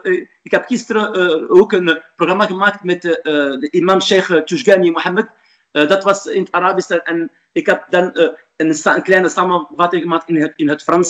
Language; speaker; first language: Dutch; non-native, fluent; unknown